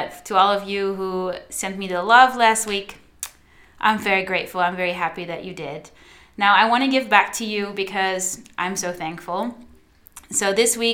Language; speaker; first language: English; non-native, fluent; Dutch